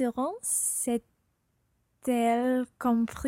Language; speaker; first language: French; non-native, learner; English